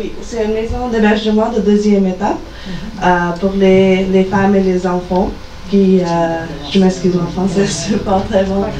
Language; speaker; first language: French; non-native, learner; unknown